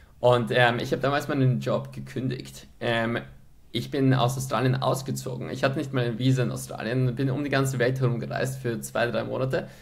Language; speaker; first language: German; early bilingual, other home language; Polish